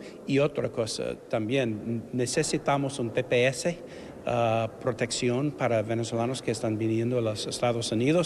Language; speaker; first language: Spanish; non-native, fluent; English